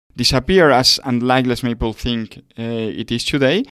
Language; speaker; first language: English; non-native, fluent; Spanish